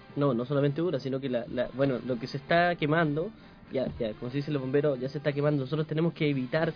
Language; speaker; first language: Spanish; native; Spanish